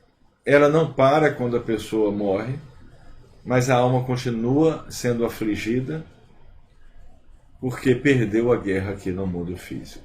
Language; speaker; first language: Portuguese; native; Portuguese